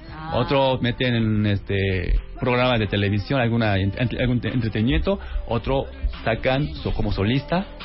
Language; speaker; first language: Spanish; native; Spanish